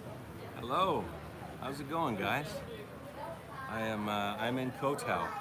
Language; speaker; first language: English; native; English